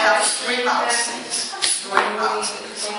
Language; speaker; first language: English; non-native, fluent; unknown